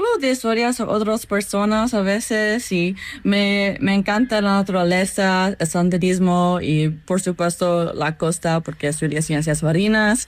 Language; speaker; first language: Spanish; non-native, fluent; English